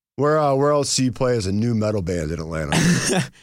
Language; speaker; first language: English; native; English